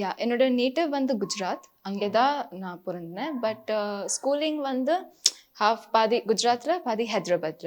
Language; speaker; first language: Tamil; non-native, fluent; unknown